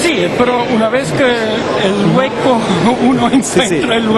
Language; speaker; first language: Spanish; non-native, learner; French